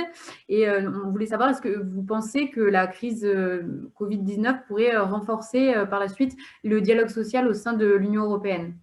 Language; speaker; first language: French; native; French